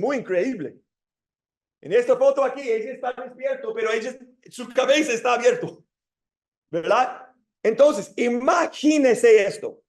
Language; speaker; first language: Spanish; non-native, fluent; English